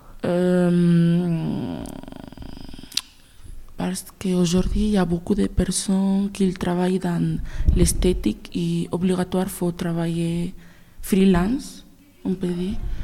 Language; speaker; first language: French; non-native, learner; Spanish